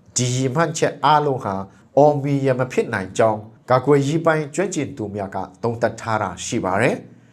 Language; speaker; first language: Burmese; non-native, local second language; Hakha Chin